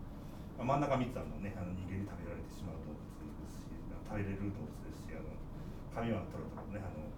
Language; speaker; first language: Japanese; native; Japanese